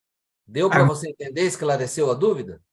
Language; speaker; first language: Portuguese; native; Portuguese